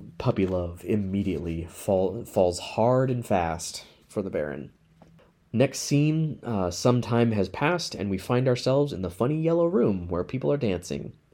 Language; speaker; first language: English; native; English